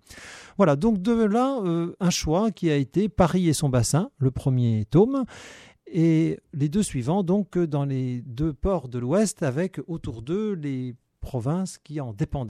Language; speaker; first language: French; native; French